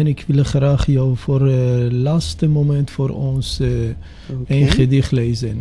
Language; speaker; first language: Dutch; non-native, learner; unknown